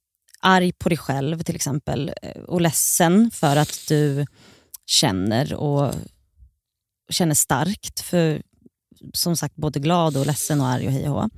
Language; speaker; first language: Swedish; native; Swedish